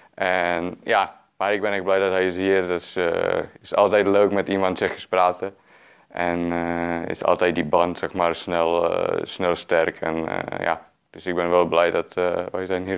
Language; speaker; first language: Dutch; non-native, fluent; Czech